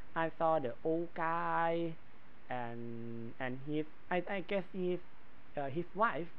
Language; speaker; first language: English; non-native, learner; Thai